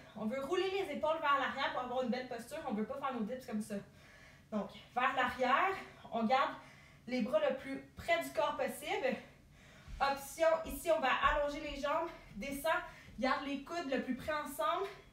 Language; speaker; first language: French; native; French